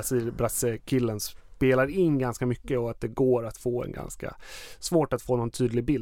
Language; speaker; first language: Swedish; native; Swedish